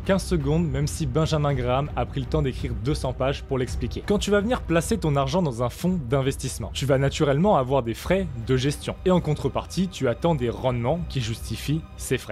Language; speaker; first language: French; native; French